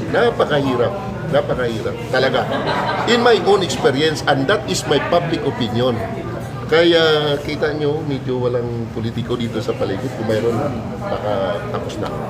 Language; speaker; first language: Filipino; non-native, local second language; Cebuano